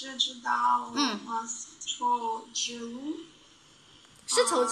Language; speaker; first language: Chinese; non-native, learner; Russian